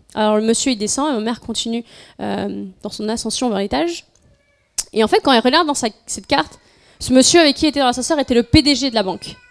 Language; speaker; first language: French; non-native, fluent; Spanish